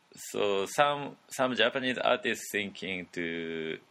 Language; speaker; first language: English; non-native, learner; Japanese